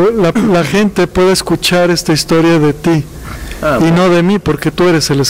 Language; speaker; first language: Spanish; native; Spanish